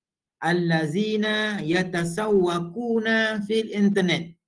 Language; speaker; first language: Arabic; non-native, fluent; Malay